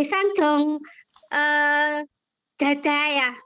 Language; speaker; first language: Cantonese; non-native, learner; Indonesian